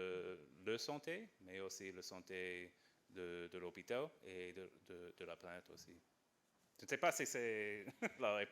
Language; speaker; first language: French; non-native, fluent; English